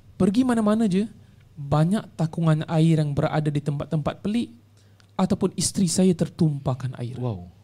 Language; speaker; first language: Malay; native; Malay